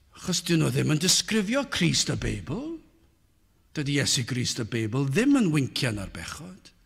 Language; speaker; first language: Welsh; native; Welsh